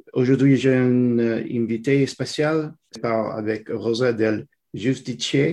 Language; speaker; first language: French; non-native, learner; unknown